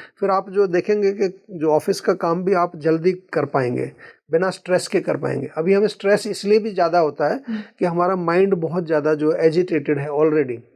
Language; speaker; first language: Hindi; native; Hindi